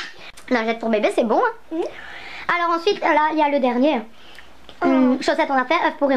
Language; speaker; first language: French; native; French